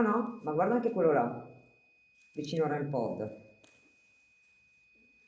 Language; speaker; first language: Italian; native; Italian